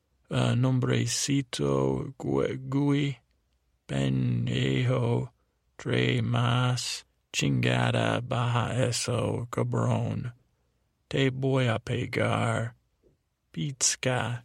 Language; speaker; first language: Spanish; non-native, learner; English